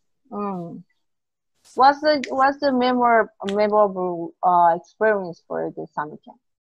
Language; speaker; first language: English; non-native, fluent; Japanese